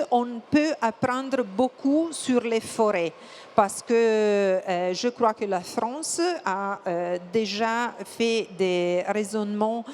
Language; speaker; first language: French; non-native, fluent; Italian